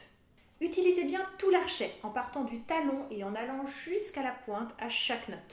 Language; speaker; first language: French; native; French